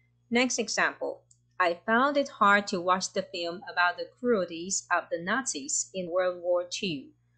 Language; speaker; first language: English; non-native, fluent; Chinese